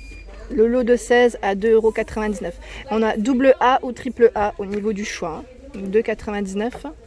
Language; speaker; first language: French; native; French